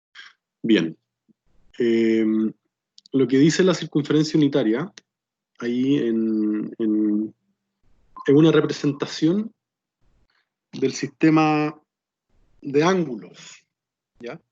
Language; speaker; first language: Spanish; native; Spanish